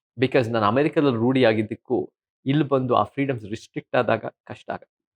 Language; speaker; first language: Kannada; early bilingual, heritage; Kannada